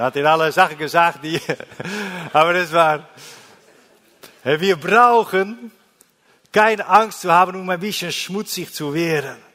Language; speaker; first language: German; non-native, learner; Dutch